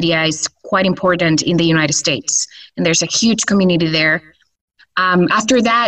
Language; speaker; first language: English; non-native, fluent; Spanish